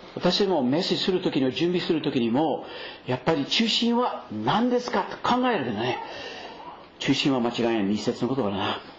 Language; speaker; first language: Japanese; non-native, fluent; English